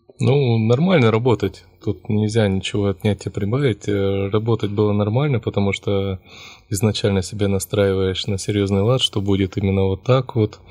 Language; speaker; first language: Russian; native; Russian